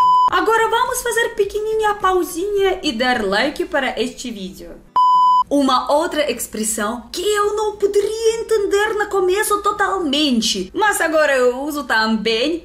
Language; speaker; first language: Portuguese; non-native, fluent; Russian